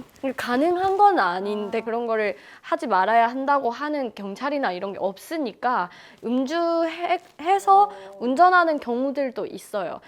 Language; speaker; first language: Korean; non-native, fluent; Burmese